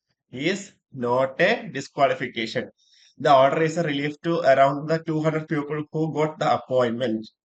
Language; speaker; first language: English; non-native, local second language; Malayalam